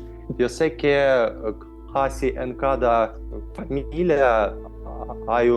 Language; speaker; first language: Spanish; non-native, fluent; Ukrainian